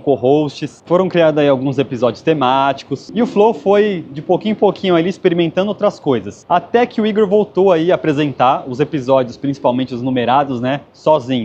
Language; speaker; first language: Portuguese; native; Portuguese